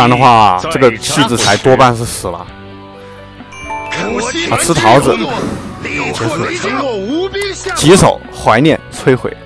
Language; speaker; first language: Chinese; native; Chinese